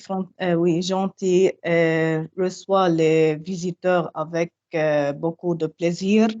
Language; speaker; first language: French; non-native, learner; Arabic